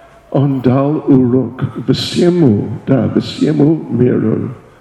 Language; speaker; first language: Russian; non-native, learner; English